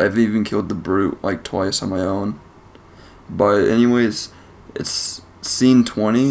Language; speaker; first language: English; native; English